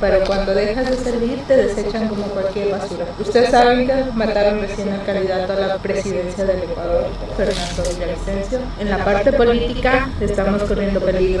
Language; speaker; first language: Spanish; native; Spanish